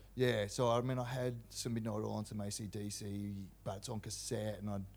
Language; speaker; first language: English; native; English